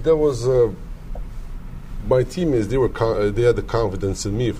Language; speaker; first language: English; non-native, learner; Lithuanian